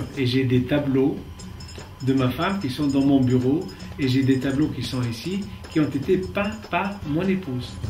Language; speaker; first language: French; non-native, local second language; Arabic